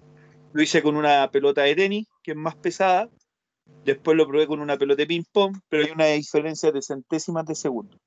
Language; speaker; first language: Spanish; native; Spanish